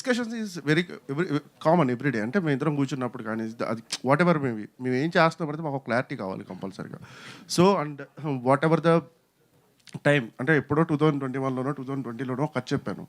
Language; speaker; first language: Telugu; native; Telugu